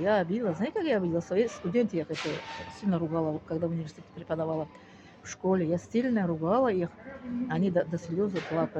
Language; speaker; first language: Russian; non-native, local second language; Tajik